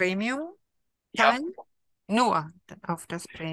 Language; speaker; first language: German; non-native, fluent; Hungarian